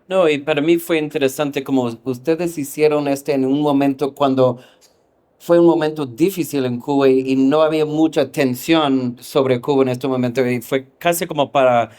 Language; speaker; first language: Spanish; non-native, fluent; English